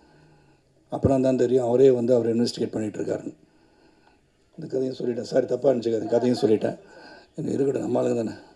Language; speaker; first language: Tamil; native; Tamil